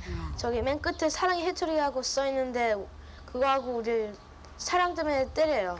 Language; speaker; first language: Korean; early bilingual, heritage; Korean